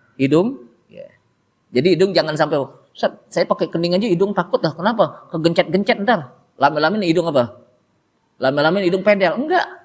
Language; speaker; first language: Indonesian; native; Indonesian